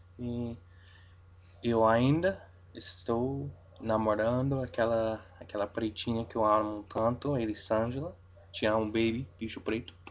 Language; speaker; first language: Portuguese; non-native, fluent; English